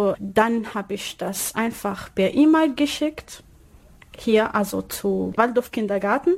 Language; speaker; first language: German; non-native, learner; Arabic